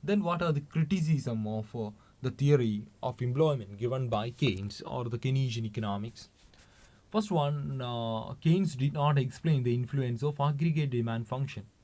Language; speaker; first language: English; non-native, local second language; Malayalam